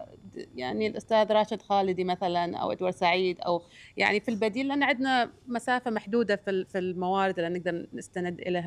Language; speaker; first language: Arabic; native; Arabic